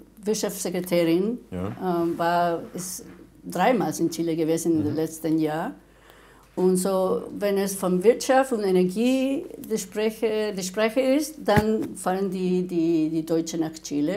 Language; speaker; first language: German; non-native, fluent; Spanish